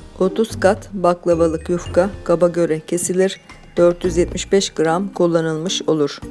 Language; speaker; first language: Turkish; native; Turkish